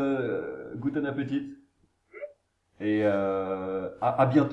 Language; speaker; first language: French; native; French